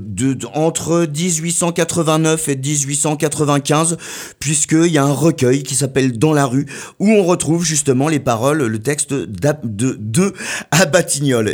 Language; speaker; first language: French; native; French